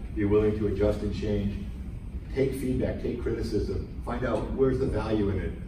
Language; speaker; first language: English; native; English